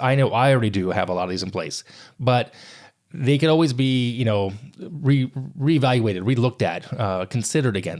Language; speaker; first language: English; native; English